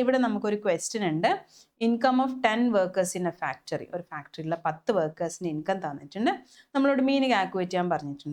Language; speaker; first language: Malayalam; native; Malayalam